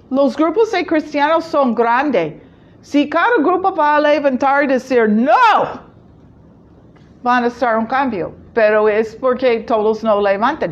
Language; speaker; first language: Spanish; non-native, fluent; English